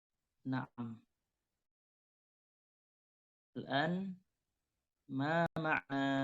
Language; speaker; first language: Arabic; non-native, fluent; Indonesian